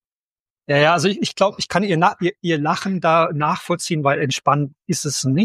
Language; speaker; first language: German; native; German